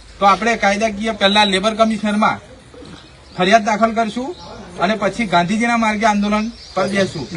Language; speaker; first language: Gujarati; native; Gujarati